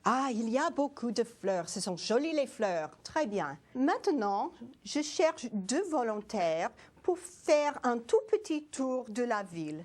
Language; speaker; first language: French; non-native, fluent; English